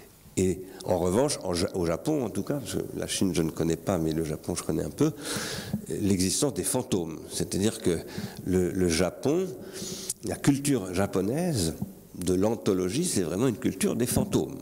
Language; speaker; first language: French; native; French